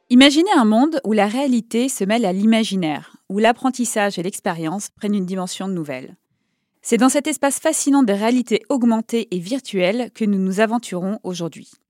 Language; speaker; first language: French; native; French